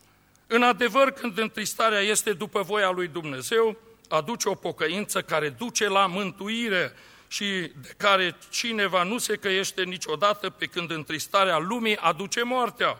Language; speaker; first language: Romanian; native; Romanian